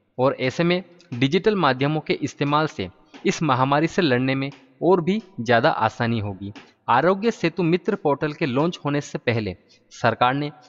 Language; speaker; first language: Hindi; native; Hindi